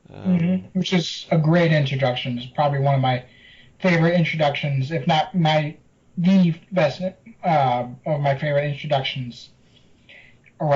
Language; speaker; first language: English; native; English